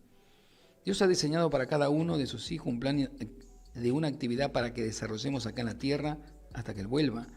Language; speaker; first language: Spanish; native; Spanish